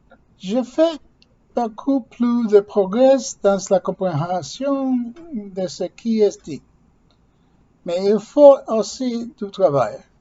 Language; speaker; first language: French; non-native, learner; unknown